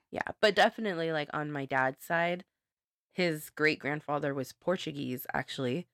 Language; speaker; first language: English; native; English